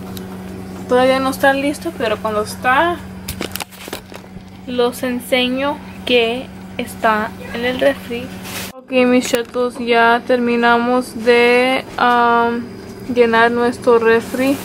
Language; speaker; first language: Spanish; early bilingual, other home language; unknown